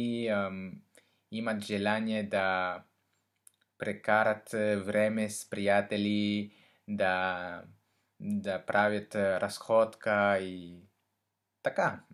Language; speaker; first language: Bulgarian; non-native, learner; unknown